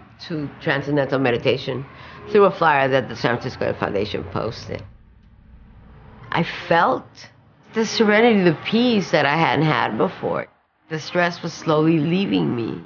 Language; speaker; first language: English; early bilingual, other home language; Spanish